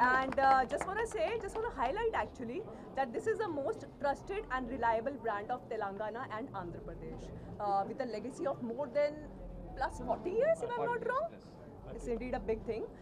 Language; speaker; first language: Telugu; non-native, learner; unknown